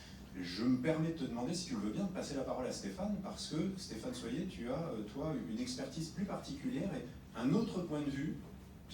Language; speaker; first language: French; native; French